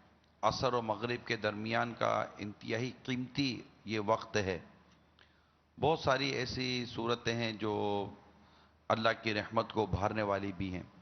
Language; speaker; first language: Urdu; native; Urdu